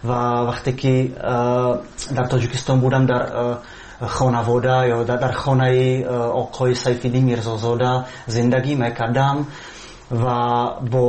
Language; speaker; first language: Persian; non-native, fluent; Czech